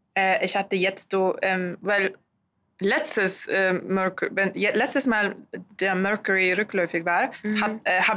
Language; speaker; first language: German; non-native, learner; Swedish